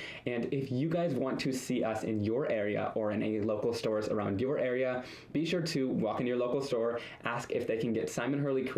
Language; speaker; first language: English; native; English